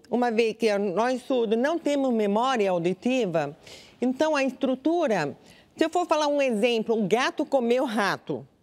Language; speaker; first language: Portuguese; non-native, local second language; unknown